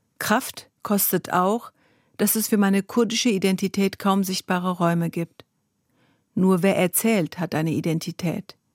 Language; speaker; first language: German; early bilingual, other home language; Kurdish